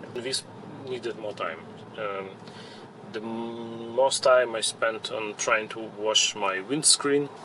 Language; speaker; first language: English; non-native, fluent; Ukrainian